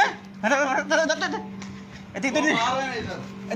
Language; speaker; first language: Hindi; non-native, learner; Bangla